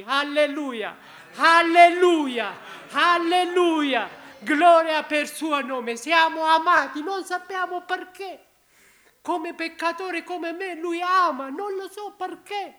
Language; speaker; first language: Italian; non-native, learner; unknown